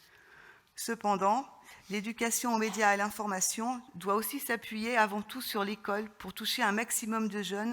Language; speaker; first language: French; native; French